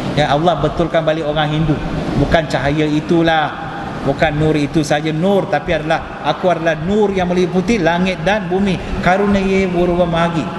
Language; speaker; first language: Malay; non-native, local second language; Tamil